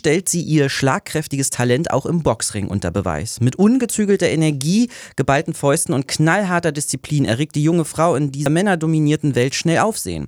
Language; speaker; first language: German; native; German